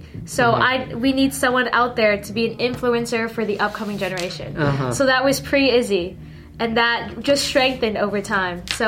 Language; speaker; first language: English; early bilingual, other home language; Min Nan Chinese